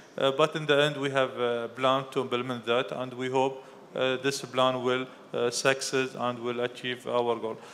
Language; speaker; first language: English; non-native, fluent; Arabic